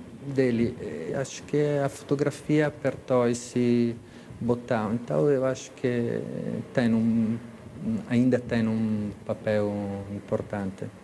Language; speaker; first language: Portuguese; non-native, fluent; Italian